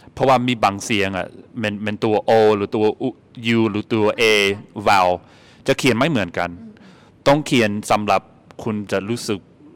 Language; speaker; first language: Thai; non-native, fluent; English